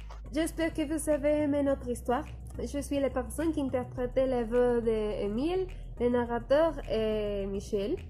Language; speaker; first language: French; non-native, learner; Spanish